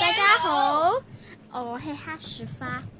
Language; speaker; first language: Chinese; native; Chinese